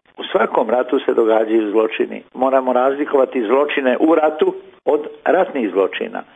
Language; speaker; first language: Croatian; native; Croatian